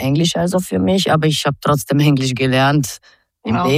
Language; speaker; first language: German; non-native, fluent; Croatian